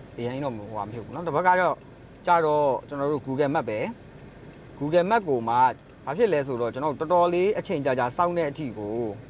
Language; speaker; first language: Burmese; native; Burmese